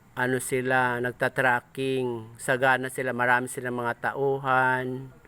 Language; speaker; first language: Filipino; non-native, local second language; Cebuano